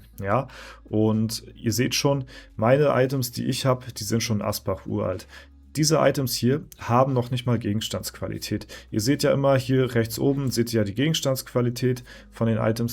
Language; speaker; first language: German; native; German